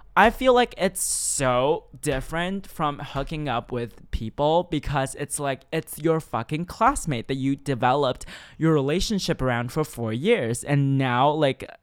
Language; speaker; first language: English; non-native, fluent; Chinese